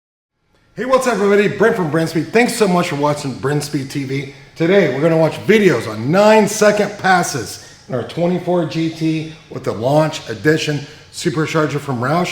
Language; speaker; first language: English; native; English